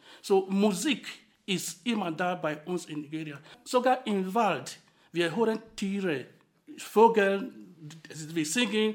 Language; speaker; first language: German; non-native, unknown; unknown